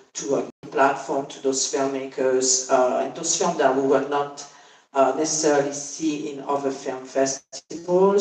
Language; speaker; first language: English; non-native, fluent; French